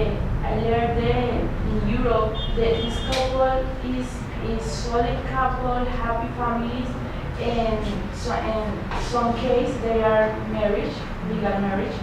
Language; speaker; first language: English; non-native, learner; Spanish